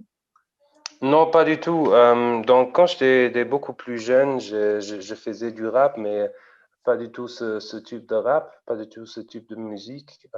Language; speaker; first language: French; non-native, fluent; German